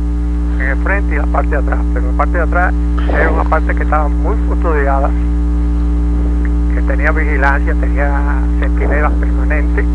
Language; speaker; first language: Spanish; native; Spanish